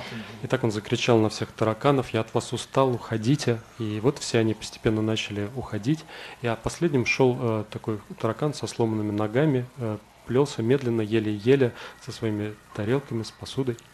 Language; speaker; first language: Russian; native; Russian